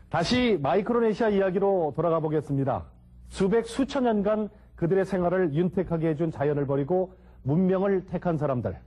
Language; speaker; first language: Korean; native; Korean